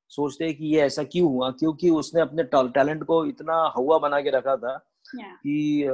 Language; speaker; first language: Hindi; non-native, local second language; Marathi